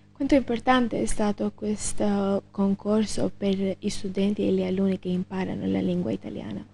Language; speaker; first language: Italian; non-native, learner; Albanian